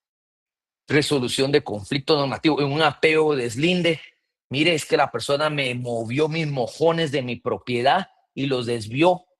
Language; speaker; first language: Spanish; native; Spanish